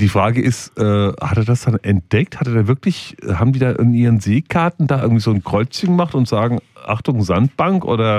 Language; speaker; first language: German; native; German